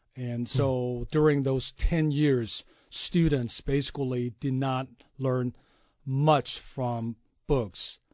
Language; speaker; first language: English; non-native, fluent; Chinese